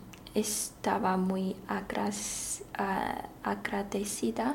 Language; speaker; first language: Spanish; non-native, learner; Chinese